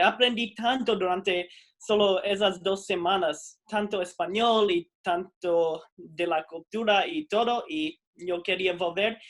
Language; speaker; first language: Spanish; non-native, fluent; English